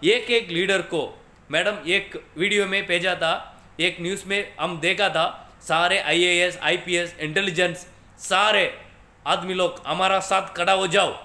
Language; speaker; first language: Hindi; non-native, local second language; Tamil